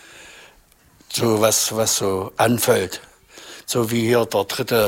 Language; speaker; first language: German; native; German